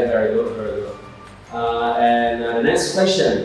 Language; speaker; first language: English; non-native, learner; Vietnamese